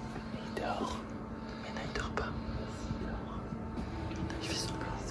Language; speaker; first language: French; native; French